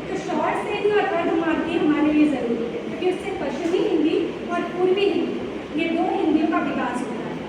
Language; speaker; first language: Hindi; native; Hindi